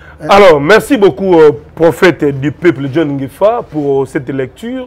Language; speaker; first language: French; non-native, local second language; Lingala